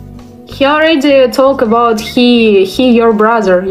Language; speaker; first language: English; non-native, learner; Russian